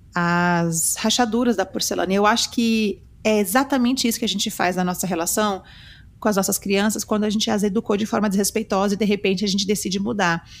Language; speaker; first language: Portuguese; early bilingual, heritage; Portuguese